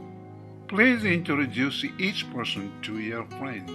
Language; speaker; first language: English; non-native, fluent; Japanese